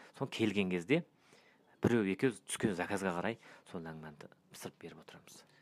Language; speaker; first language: Kazakh; early bilingual, heritage; Kazakh